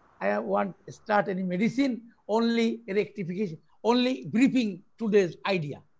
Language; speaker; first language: English; non-native, local second language; Bangla